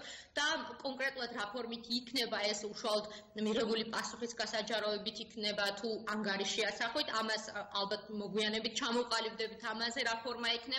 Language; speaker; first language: Georgian; native; Georgian